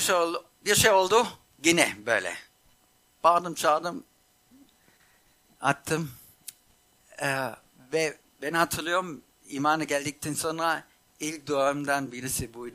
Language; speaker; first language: Turkish; non-native, fluent; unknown